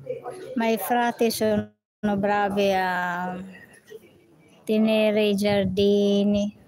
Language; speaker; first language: Italian; non-native, learner; Filipino